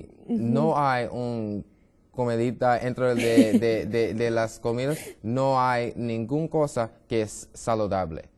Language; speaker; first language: Spanish; non-native, learner; English